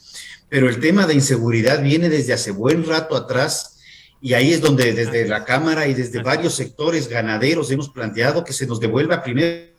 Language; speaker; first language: Spanish; native; Spanish